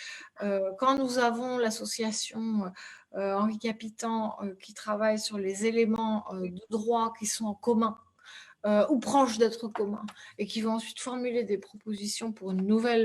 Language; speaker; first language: French; native; French